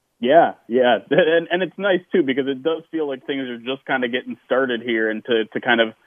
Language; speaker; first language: English; native; English